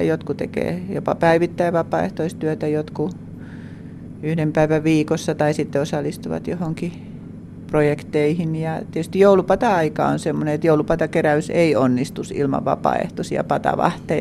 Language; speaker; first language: Finnish; native; Finnish